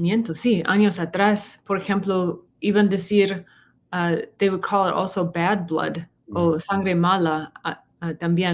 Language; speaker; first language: Spanish; non-native, learner; English